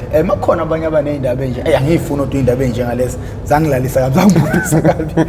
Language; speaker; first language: Zulu; native; Zulu